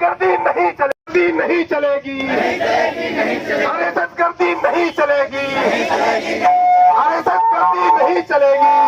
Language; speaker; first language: Hindi; native; Hindi